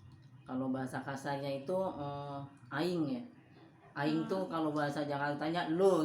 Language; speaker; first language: Indonesian; non-native, local second language; Sundanese